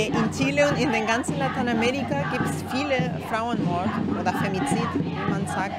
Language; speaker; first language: German; non-native, learner; Spanish